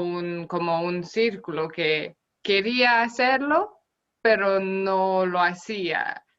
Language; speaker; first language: Spanish; non-native, fluent; Romanian